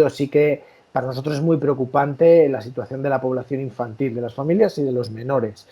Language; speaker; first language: Spanish; native; Spanish